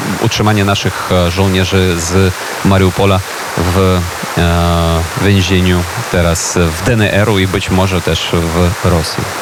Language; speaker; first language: Polish; non-native, fluent; Ukrainian